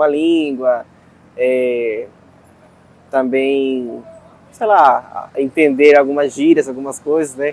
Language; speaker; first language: Portuguese; non-native, fluent; Spanish